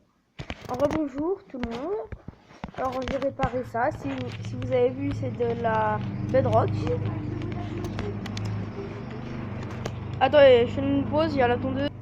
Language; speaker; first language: French; native; French